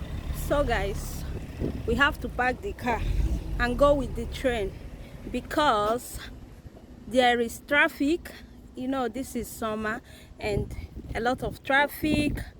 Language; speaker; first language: English; non-native, local second language; Igbo